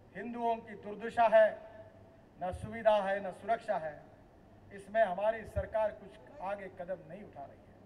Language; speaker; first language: Hindi; non-native, local second language; Marathi